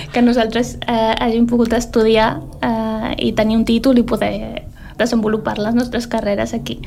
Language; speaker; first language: Catalan; early bilingual, other home language; Spanish